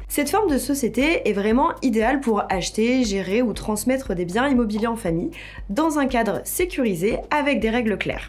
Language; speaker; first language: French; native; French